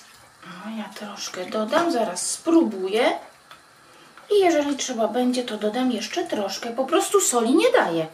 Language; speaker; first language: Polish; native; Polish